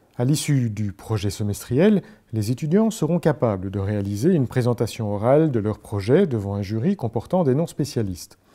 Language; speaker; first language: French; native; French